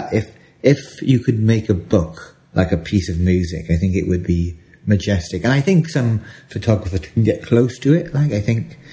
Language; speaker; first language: English; native; English